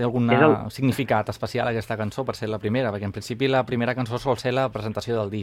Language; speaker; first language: Catalan; native; Catalan